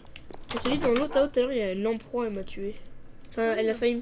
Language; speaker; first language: French; native; French